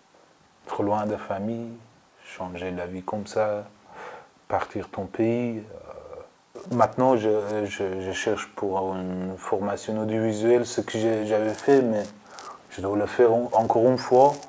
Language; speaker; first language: French; non-native, learner; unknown